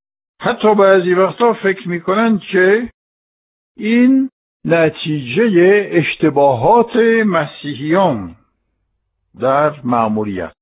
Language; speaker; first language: Persian; non-native, fluent; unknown